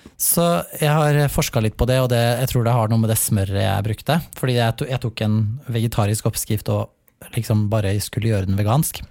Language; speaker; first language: Norwegian; native; Norwegian